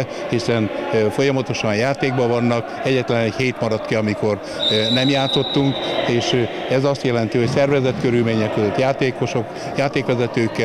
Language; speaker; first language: Hungarian; native; Hungarian